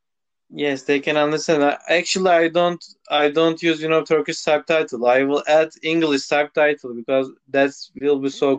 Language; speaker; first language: English; non-native, local second language; Turkish